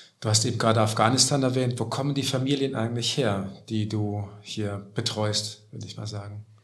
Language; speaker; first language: German; native; German